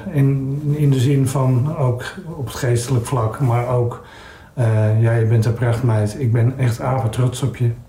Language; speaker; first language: Dutch; native; Dutch